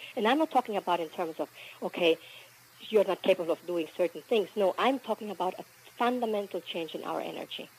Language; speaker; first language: English; early bilingual, other home language; Spanish